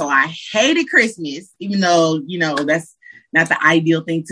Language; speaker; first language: English; native; English